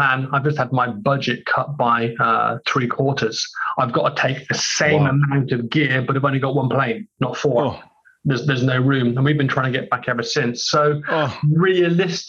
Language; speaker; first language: English; native; English